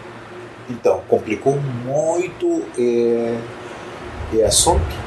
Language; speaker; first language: Portuguese; non-native, fluent; Arabic